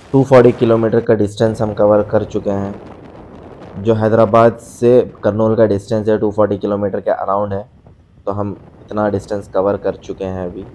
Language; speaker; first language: Hindi; non-native, local second language; Urdu